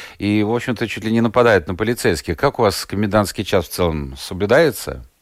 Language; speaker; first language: Russian; native; Russian